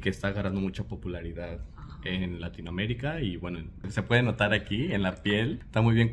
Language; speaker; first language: Spanish; native; Spanish